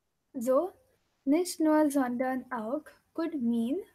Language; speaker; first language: German; non-native, fluent; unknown